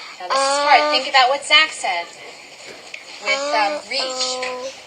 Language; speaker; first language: English; native; English